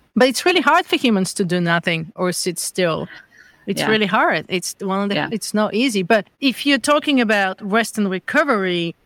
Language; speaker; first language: English; non-native, fluent; Bulgarian